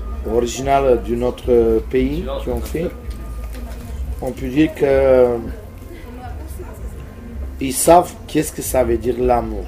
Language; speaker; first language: French; non-native, fluent; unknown